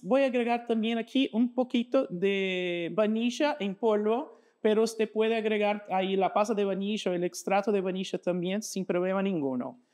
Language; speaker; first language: Spanish; non-native, fluent; Portuguese